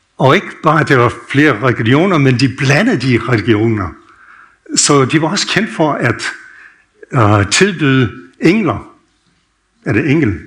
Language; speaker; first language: Danish; non-native, fluent; English